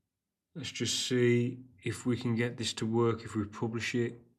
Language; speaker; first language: English; native; English